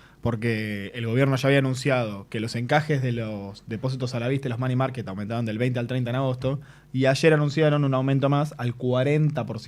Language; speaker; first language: Spanish; native; Spanish